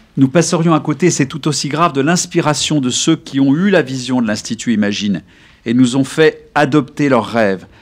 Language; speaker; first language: French; native; French